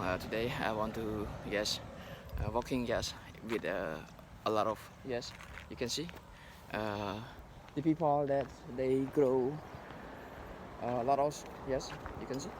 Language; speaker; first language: English; non-native, learner; Khmer